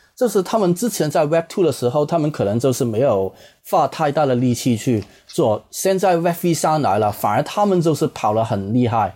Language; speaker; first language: Chinese; non-native, fluent; Cantonese